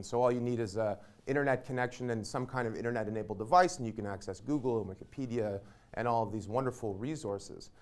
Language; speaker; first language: English; native; English